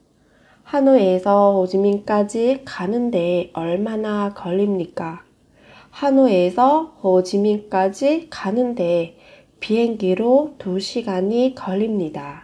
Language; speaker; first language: Korean; non-native, fluent; Vietnamese